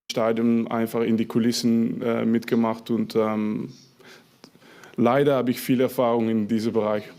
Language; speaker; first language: German; non-native, fluent; French